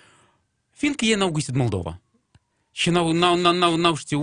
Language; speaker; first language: Romanian; non-native, local second language; Russian